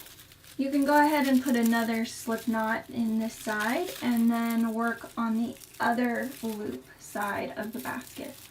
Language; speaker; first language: English; native; English